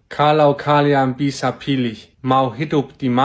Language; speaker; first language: Indonesian; non-native, fluent; German